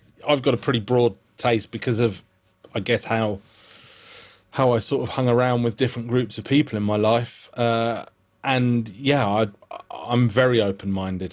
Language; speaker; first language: English; native; English